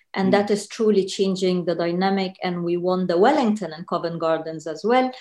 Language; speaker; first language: English; non-native, fluent; Arabic